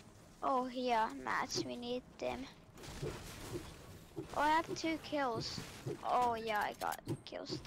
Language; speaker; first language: English; non-native, fluent; Finnish